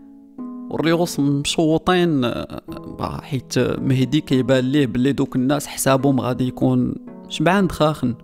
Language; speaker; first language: Arabic; native; Arabic